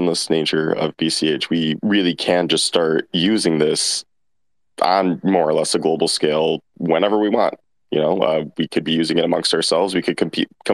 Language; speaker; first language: English; native; English